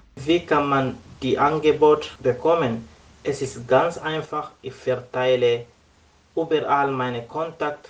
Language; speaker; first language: German; non-native, learner; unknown